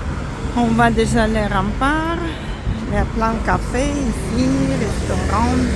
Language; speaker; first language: French; non-native, fluent; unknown